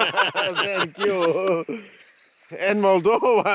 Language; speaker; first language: English; non-native, learner; Russian